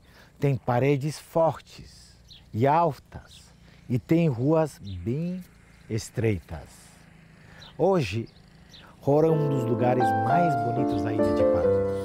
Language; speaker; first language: Portuguese; non-native, fluent; Turkish